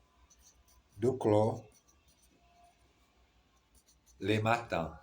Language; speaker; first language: French; non-native, learner; Portuguese